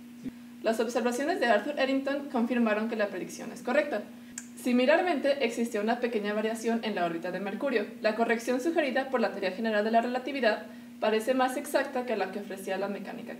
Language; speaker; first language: Spanish; native; Spanish